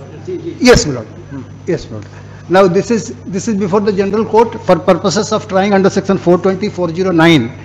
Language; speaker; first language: English; non-native, local second language; Hindi